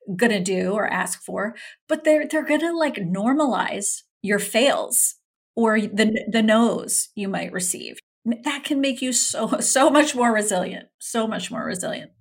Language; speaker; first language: English; early bilingual, other home language; Urdu